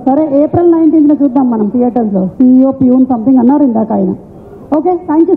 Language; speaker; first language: Telugu; native; Telugu